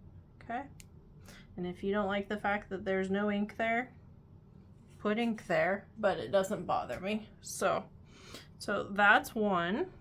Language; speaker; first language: English; native; English